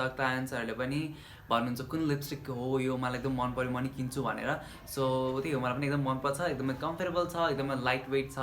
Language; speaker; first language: Nepali; native; Nepali